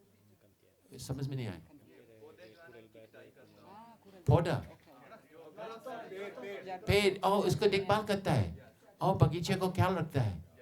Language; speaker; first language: Hindi; non-native, fluent; English